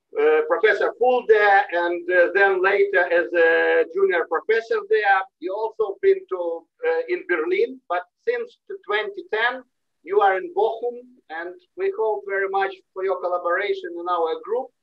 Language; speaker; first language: English; non-native, fluent; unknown